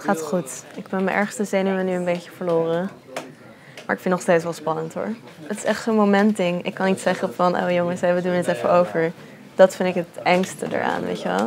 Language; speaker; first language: Dutch; native; Dutch